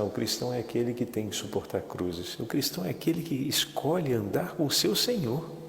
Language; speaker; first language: Portuguese; native; Portuguese